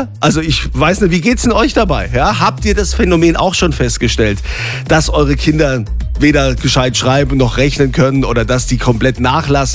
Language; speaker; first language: German; native; German